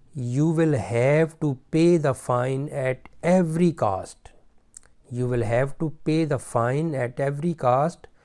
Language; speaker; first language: English; non-native, local second language; Urdu